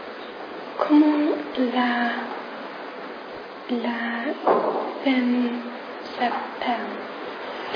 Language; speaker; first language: French; non-native, learner; English